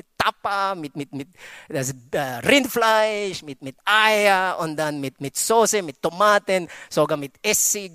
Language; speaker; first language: German; non-native, fluent; Filipino